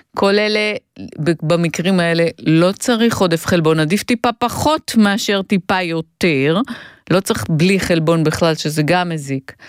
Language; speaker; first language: Hebrew; native; Hebrew